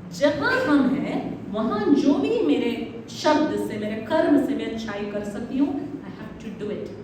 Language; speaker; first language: Hindi; non-native, local second language; Malayalam